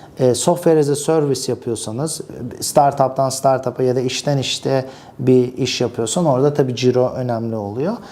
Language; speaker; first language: Turkish; early bilingual, other home language; English